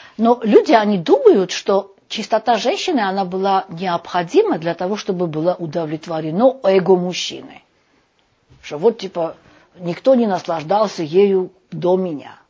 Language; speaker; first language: Russian; non-native, local second language; Armenian